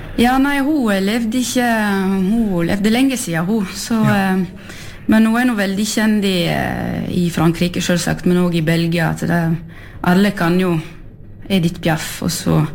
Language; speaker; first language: Norwegian; non-native, fluent; French